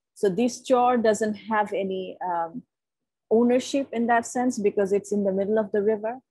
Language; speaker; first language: English; non-native, local second language; Bangla